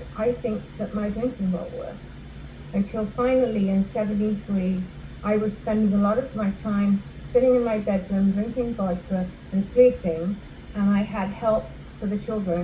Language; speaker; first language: English; native; English